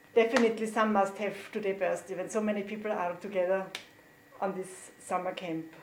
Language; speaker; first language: English; non-native, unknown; German